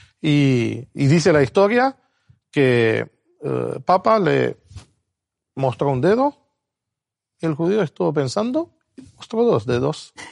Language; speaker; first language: Spanish; non-native, fluent; Romanian